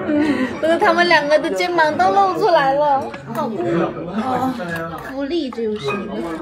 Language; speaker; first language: Chinese; native; Chinese